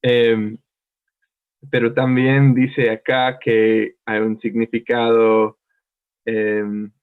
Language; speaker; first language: Spanish; non-native, learner; English